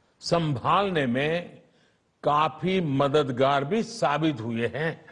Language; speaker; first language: Hindi; non-native, local second language; Gujarati